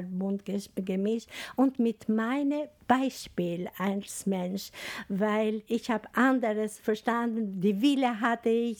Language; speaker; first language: German; non-native, fluent; Albanian